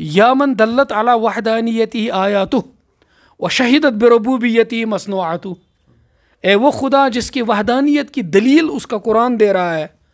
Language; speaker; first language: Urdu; non-native, local second language; Kashmiri